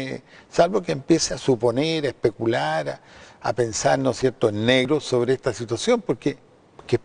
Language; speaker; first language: Spanish; native; Spanish